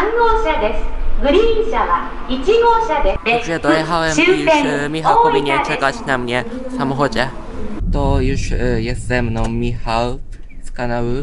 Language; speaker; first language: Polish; non-native, fluent; Japanese